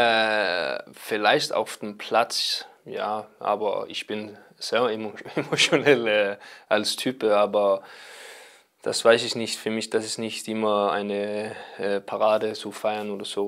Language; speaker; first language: German; non-native, learner; Danish